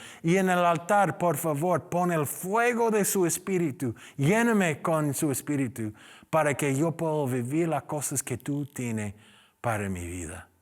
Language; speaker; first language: Spanish; non-native, learner; English